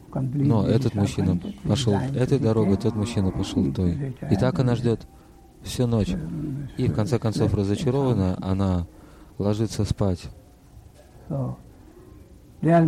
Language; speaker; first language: Russian; native; Russian